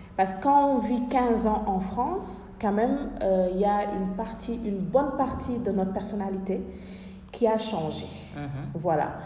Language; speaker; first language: French; non-native, local second language; Wolof